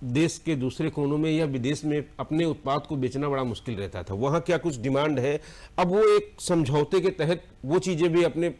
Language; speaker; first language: Hindi; native; Hindi